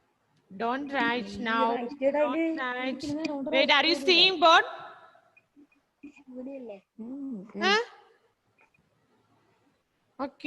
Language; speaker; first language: English; non-native, fluent; Malayalam